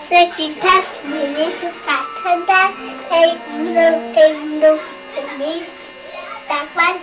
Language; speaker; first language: Cantonese; early bilingual, heritage; Cantonese